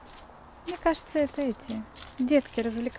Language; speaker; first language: Russian; native; Russian